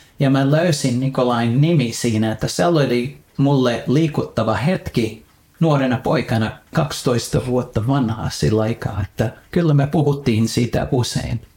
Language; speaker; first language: Finnish; early bilingual, heritage; Finnish